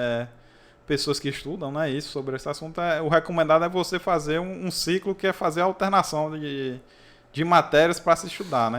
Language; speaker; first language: Portuguese; native; Portuguese